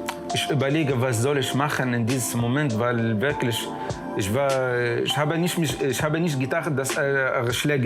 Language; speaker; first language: German; non-native, learner; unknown